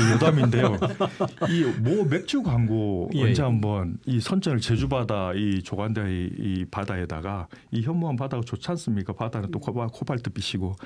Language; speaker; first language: Korean; native; Korean